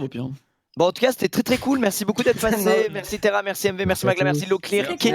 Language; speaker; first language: French; native; French